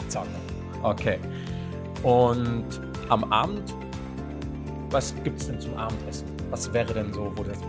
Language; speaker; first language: German; native; German